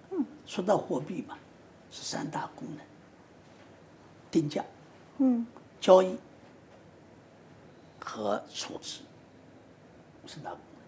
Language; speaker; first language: Chinese; native; Chinese